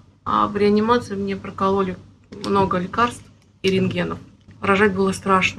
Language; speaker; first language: Russian; native; Russian